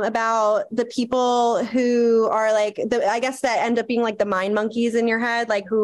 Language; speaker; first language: English; native; English